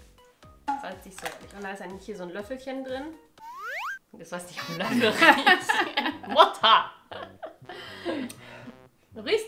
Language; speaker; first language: German; native; German